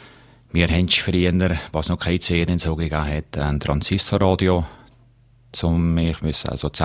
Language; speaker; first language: German; native; German